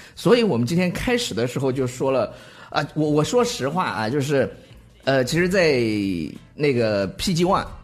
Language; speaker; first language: Chinese; native; Chinese